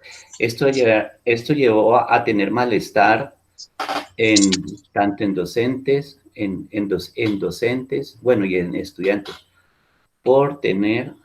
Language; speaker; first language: Spanish; native; Spanish